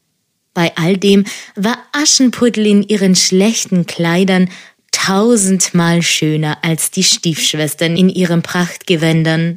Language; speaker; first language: German; native; German